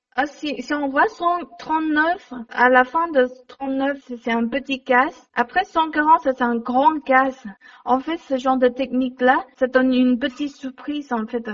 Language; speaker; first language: French; non-native, learner; Chinese